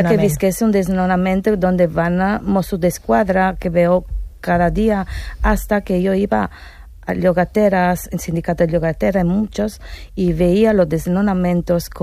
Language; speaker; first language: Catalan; non-native, learner; Italian